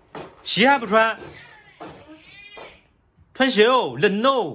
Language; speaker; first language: Chinese; native; Chinese